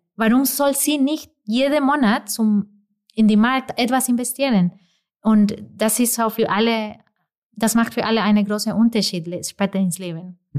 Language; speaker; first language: German; non-native, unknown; Spanish